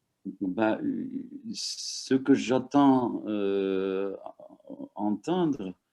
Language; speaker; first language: French; non-native, fluent; Turkish